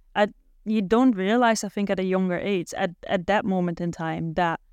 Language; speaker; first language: English; non-native, fluent; Dutch